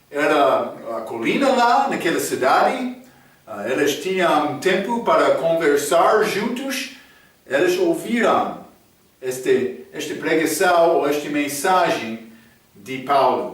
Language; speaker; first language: Portuguese; non-native, fluent; English